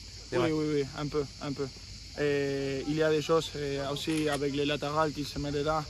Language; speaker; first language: French; non-native, fluent; Spanish